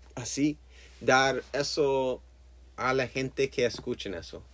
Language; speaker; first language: Spanish; non-native, learner; English